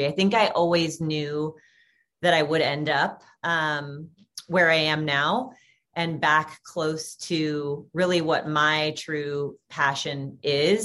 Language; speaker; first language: English; native; English